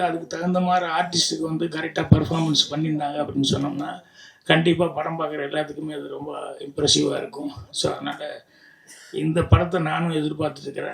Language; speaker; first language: Tamil; native; Tamil